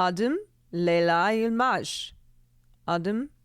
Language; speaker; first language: Turkish; non-native, learner; English